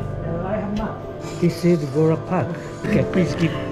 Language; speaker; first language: English; non-native, learner; Japanese